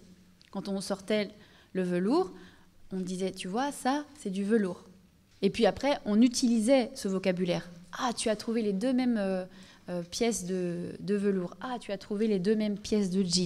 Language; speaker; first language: French; native; French